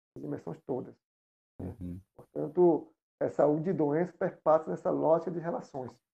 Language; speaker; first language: Portuguese; non-native, local second language; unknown